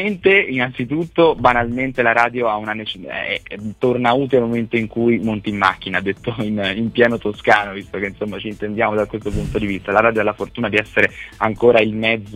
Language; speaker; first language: Italian; native; Italian